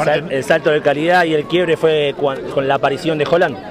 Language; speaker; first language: Spanish; native; Spanish